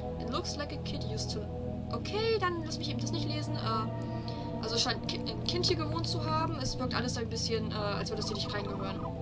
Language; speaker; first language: German; native; German